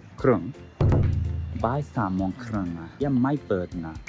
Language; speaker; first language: Thai; non-native, learner; Japanese